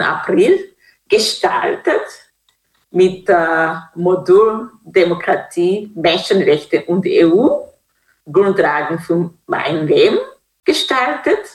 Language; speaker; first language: German; non-native, fluent; Kinyarwanda